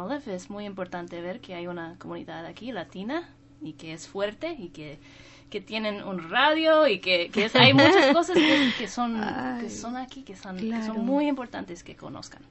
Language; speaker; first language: Spanish; non-native, fluent; English